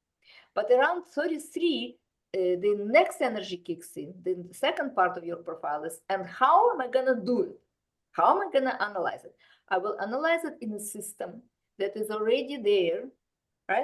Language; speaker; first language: English; non-native, fluent; Russian